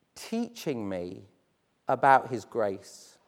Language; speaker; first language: English; native; English